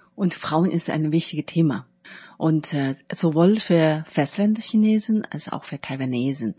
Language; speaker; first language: German; non-native, learner; Chinese